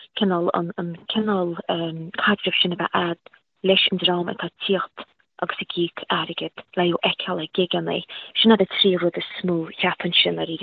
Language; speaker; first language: Irish; native; Irish